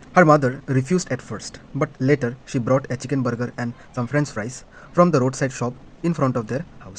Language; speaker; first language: English; non-native, local second language; Assamese